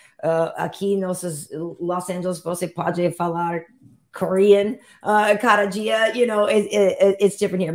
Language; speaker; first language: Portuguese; non-native, learner; English